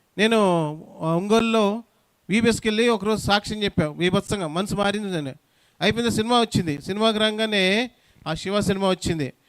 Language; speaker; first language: Telugu; non-native, local second language; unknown